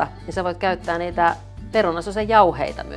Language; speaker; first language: Finnish; native; Finnish